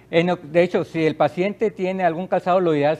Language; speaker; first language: Spanish; native; Spanish